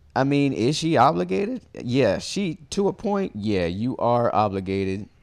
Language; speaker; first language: English; early bilingual, other home language; Haitian Creole